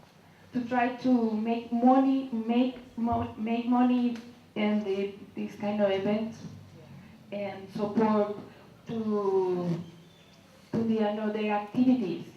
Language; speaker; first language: English; non-native, learner; Spanish